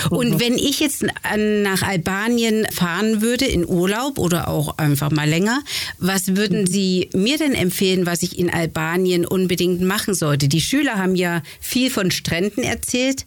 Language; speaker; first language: German; native; German